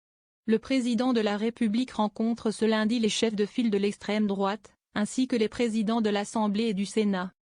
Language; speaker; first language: French; native; French